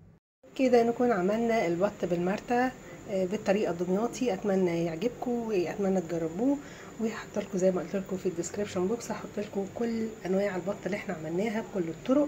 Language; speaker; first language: Arabic; native; Arabic